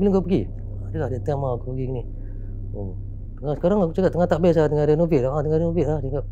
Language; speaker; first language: Malay; native; Malay